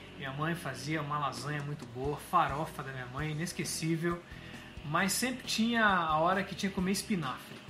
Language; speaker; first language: Portuguese; native; Portuguese